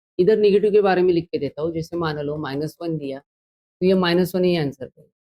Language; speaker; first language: Hindi; non-native, local second language; Marathi